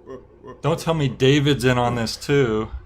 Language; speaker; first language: English; native; English